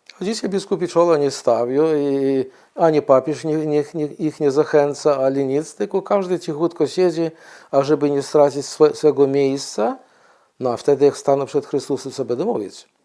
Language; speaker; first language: Polish; non-native, fluent; Ukrainian